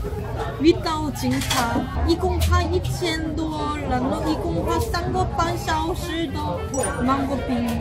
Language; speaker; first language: Chinese; non-native, learner; Korean